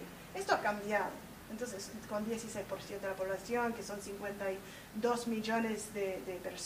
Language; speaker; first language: Spanish; early bilingual, heritage; Spanish